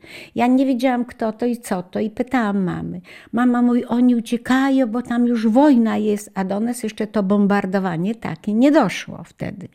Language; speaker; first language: Polish; native; Polish